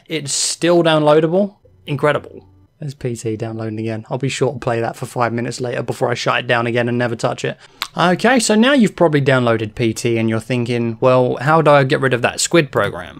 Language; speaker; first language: English; native; English